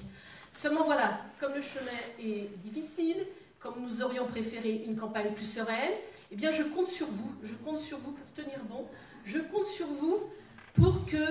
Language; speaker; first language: French; native; French